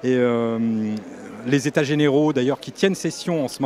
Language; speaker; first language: French; native; French